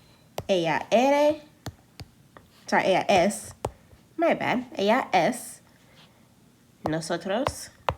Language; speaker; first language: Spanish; non-native, learner; English